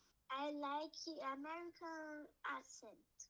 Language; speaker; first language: English; non-native, learner; Portuguese